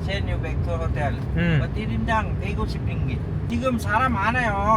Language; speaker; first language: Korean; non-native, learner; Malay